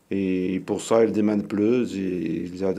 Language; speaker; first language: French; non-native, learner; Portuguese